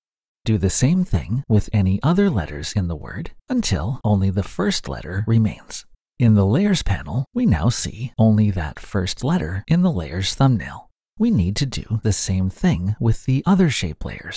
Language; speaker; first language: English; native; English